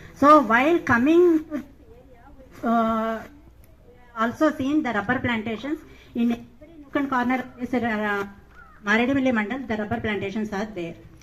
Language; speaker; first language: English; non-native, local second language; Telugu